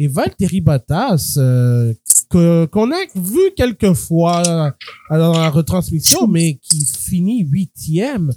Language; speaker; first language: French; native; French